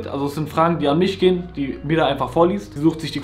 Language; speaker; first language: German; native; German